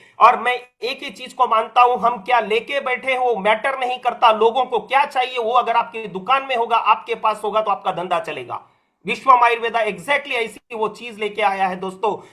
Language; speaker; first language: Hindi; non-native, local second language; Marathi